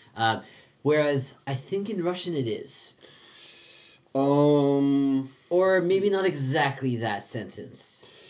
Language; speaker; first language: English; native; English